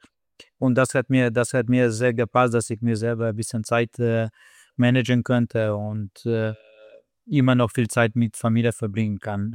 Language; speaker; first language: German; non-native, fluent; Slovenian